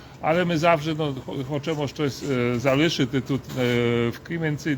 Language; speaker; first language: Ukrainian; non-native, learner; Polish